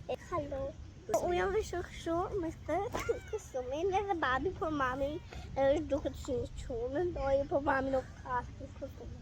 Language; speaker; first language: Albanian; early bilingual, heritage; Albanian